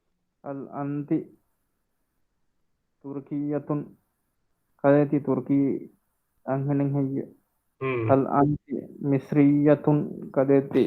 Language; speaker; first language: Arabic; non-native, learner; Divehi